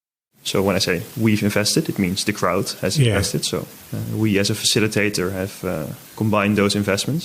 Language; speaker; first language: English; non-native, fluent; Dutch